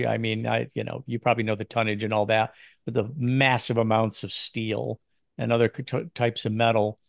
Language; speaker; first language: English; native; English